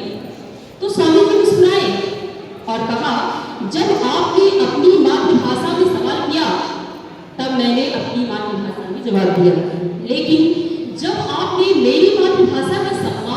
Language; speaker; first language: Hindi; native; Hindi